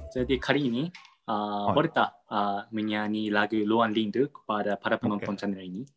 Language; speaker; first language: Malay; non-native, learner; Japanese